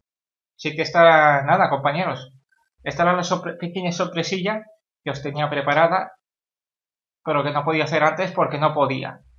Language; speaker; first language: Spanish; native; Spanish